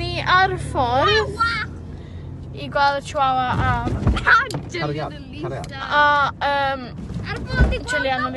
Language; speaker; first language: Welsh; native; Welsh